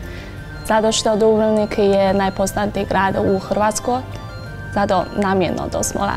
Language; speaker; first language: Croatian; non-native, learner; Chinese